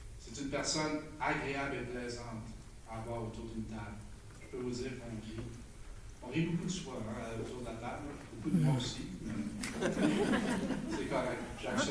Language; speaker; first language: French; native; French